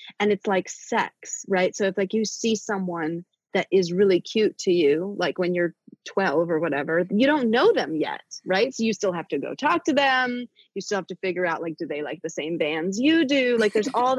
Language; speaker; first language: English; native; English